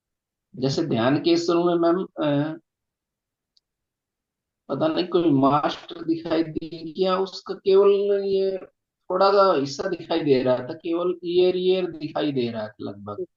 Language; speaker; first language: Hindi; native; Hindi